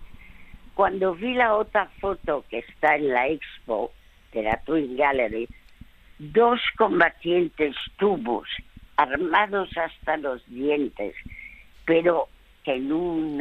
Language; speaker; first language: Spanish; early bilingual, other home language; French